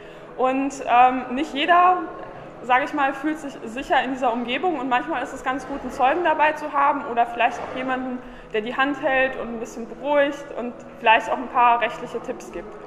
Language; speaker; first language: German; native; German